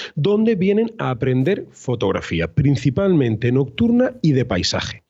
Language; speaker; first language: Spanish; native; Spanish